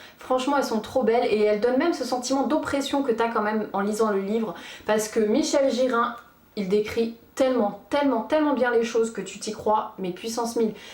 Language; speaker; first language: French; early bilingual, other home language; Portuguese